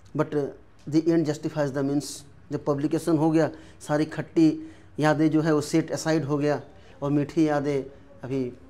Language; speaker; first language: Hindi; non-native, local second language; Bangla